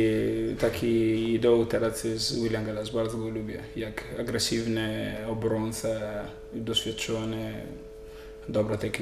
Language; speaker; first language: Polish; non-native, learner; Italian